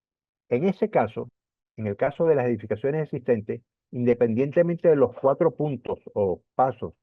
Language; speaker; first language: Spanish; native; Spanish